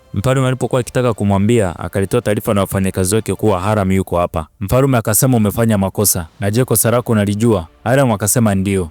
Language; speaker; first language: Swahili; native; Swahili